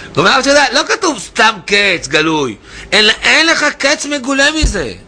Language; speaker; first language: Hebrew; native; Hebrew